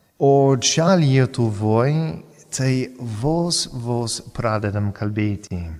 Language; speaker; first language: Lithuanian; non-native, fluent; English